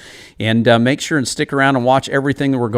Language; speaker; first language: English; native; English